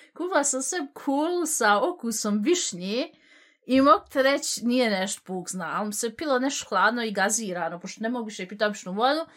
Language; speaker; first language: Bosnian; early bilingual, heritage; Bosnian